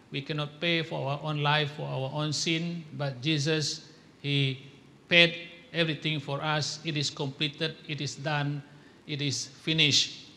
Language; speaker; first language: English; non-native, local second language; Malay